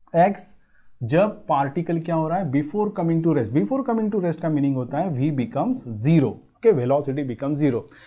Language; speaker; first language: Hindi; non-native, local second language; Marathi